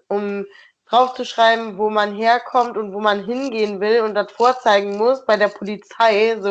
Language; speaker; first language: German; native; German